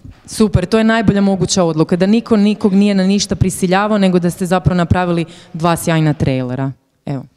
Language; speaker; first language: Croatian; native; Croatian